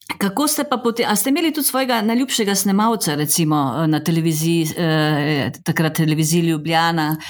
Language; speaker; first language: Slovenian; native; Slovenian